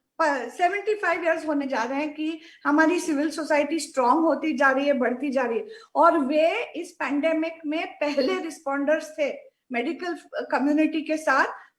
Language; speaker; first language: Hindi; non-native, local second language; Marathi